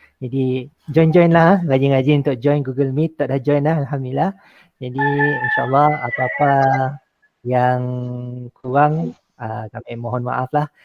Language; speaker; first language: Malay; native; Malay